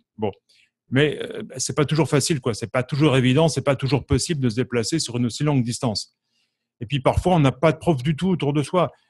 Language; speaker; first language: French; native; French